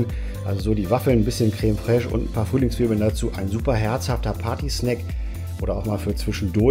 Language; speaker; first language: German; native; German